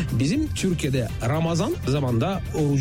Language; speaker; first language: Turkish; non-native, fluent; Russian